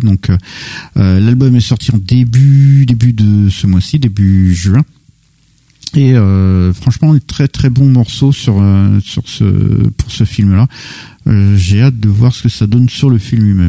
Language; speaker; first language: French; native; French